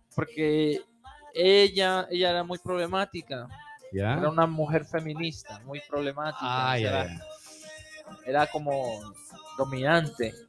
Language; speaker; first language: Spanish; native; Spanish